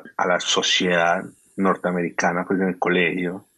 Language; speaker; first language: Spanish; native; Spanish